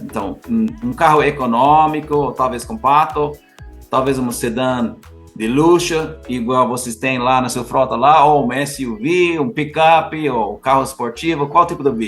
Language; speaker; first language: Portuguese; non-native, learner; English